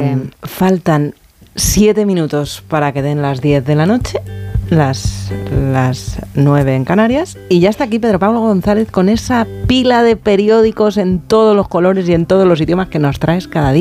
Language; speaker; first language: Spanish; native; Spanish